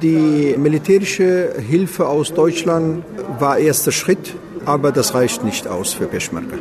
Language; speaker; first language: German; non-native, fluent; Kurdish